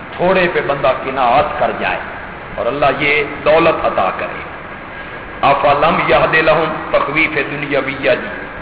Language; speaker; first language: Urdu; non-native, local second language; Punjabi